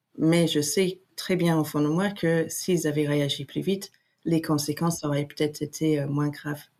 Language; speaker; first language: French; non-native, fluent; English